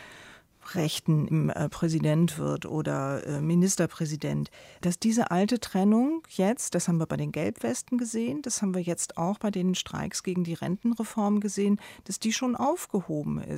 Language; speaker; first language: German; native; German